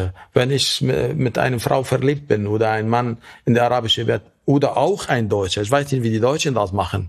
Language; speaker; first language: German; non-native, fluent; Arabic